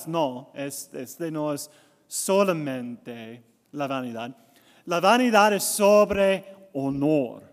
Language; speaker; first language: Spanish; non-native, learner; English